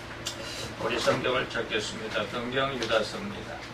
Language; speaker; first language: Korean; native; Korean